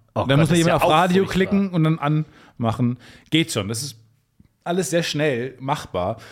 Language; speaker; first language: German; native; German